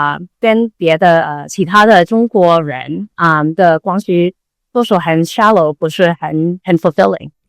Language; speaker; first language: Chinese; non-native, learner; Cantonese